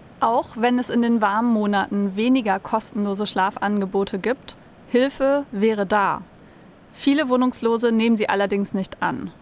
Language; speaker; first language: German; native; German